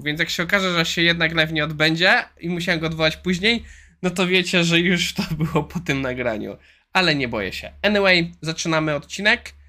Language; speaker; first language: Polish; native; Polish